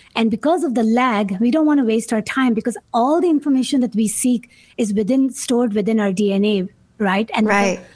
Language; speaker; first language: English; non-native, local second language; Urdu